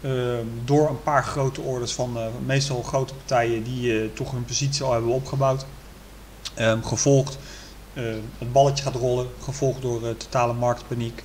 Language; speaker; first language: Dutch; native; Dutch